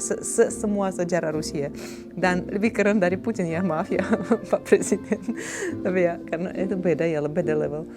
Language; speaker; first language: Indonesian; non-native, fluent; Russian